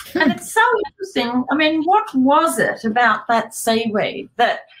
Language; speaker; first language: English; native; English